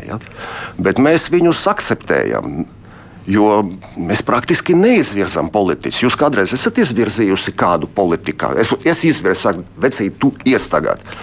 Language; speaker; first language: Latvian; non-native, local second language; Russian